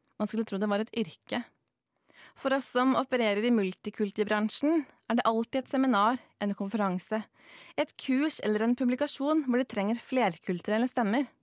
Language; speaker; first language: Norwegian; native; Norwegian